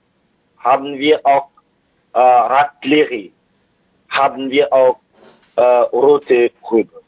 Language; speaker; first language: German; non-native, fluent; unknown